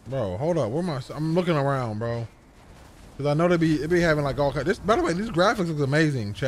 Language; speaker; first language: English; native; English